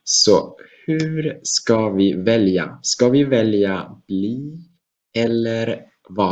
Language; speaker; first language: Swedish; non-native, fluent; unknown